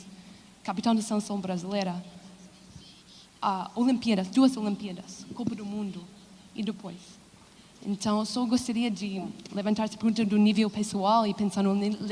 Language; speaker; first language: Portuguese; non-native, fluent; English